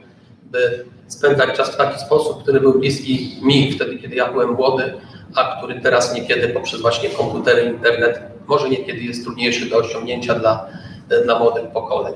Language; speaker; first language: Polish; native; Polish